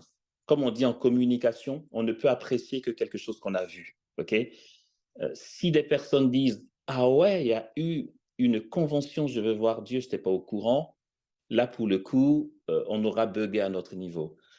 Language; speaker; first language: French; native; French